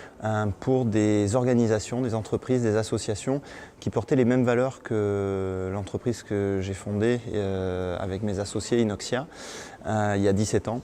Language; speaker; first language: French; native; French